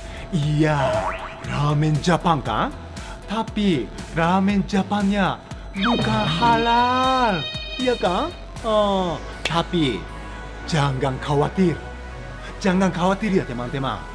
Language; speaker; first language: Indonesian; non-native, learner; Japanese